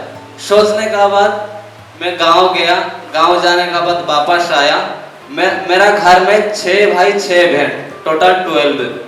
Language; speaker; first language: Hindi; non-native, local second language; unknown